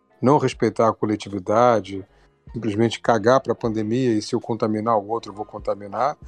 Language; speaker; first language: Portuguese; native; Portuguese